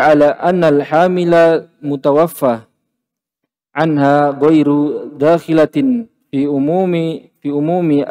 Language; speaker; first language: Arabic; non-native, learner; Indonesian